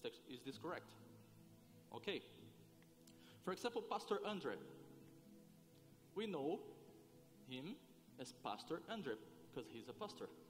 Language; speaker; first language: English; non-native, fluent; Portuguese